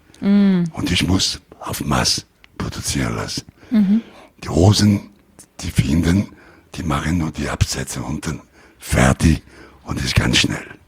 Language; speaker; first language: German; non-native, learner; Italian